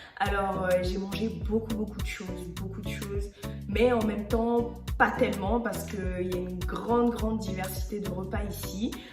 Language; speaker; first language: French; early bilingual, other home language; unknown